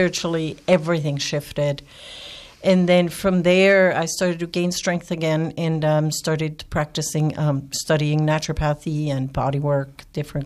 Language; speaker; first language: English; non-native, fluent; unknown